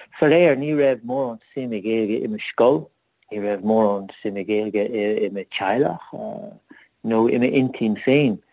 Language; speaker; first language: Irish; non-native, learner; English